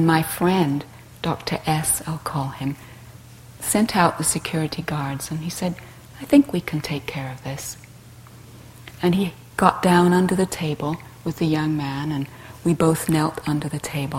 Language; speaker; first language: English; native; English